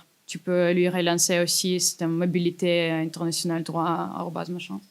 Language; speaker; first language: French; non-native, fluent; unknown